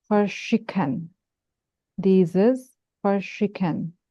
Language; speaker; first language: German; non-native, fluent; Hindi